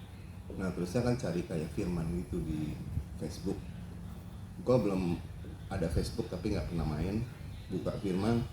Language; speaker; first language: Indonesian; native; Indonesian